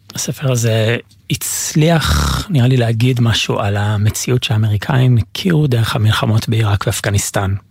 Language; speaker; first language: Hebrew; non-native, fluent; English